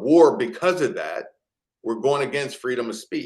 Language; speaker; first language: English; native; English